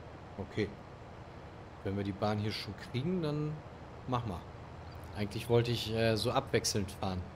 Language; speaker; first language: German; native; German